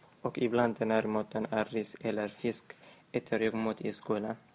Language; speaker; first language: Swedish; non-native, learner; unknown